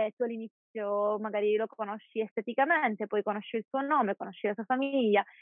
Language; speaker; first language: Italian; native; Italian